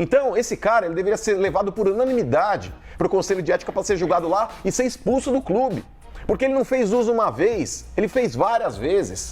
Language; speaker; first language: Portuguese; native; Portuguese